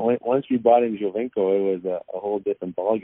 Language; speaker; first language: English; native; English